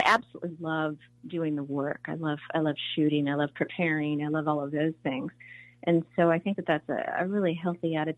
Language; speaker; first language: English; native; English